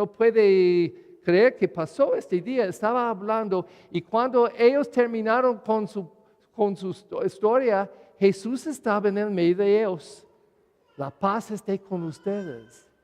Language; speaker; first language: Spanish; non-native, learner; English